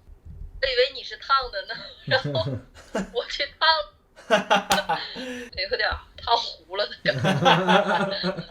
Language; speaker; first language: Chinese; native; Chinese